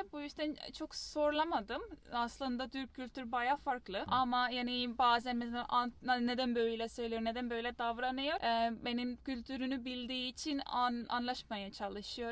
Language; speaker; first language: Turkish; non-native, fluent; Estonian